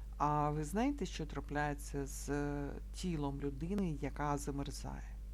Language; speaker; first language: Ukrainian; non-native, local second language; Russian